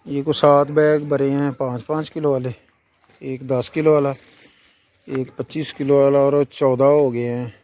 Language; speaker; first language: Hindi; non-native, local second language; Punjabi